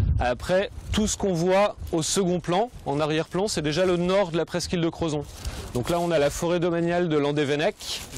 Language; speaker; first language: French; native; French